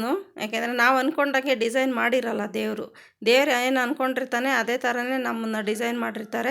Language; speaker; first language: Kannada; native; Kannada